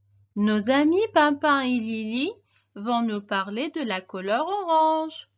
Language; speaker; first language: French; non-native, local second language; Arabic